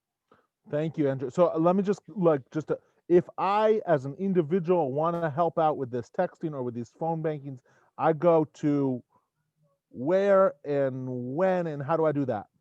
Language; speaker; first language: English; native; English